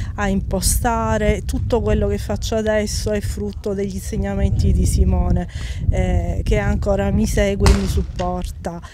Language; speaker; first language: Italian; native; Italian